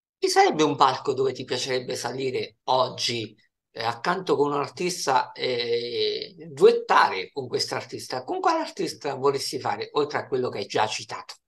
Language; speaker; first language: Italian; native; Italian